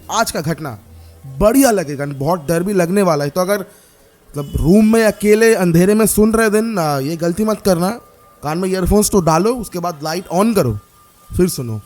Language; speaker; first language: Hindi; non-native, local second language; Bangla